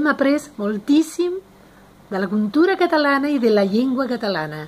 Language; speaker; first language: Catalan; non-native, fluent; Spanish